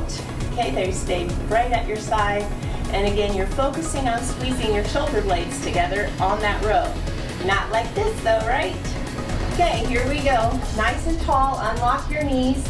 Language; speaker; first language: English; native; English